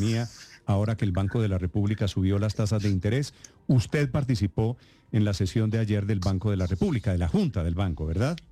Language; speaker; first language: Spanish; native; Spanish